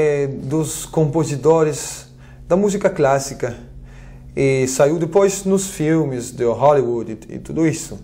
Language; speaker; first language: Portuguese; non-native, fluent; French